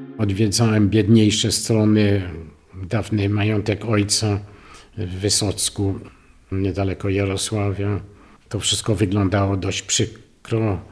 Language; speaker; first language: Polish; early bilingual, heritage; Polish